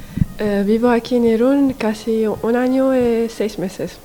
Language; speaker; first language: Spanish; non-native, learner; Arabic